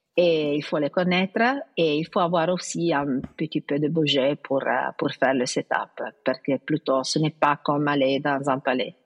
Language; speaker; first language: French; non-native, fluent; Italian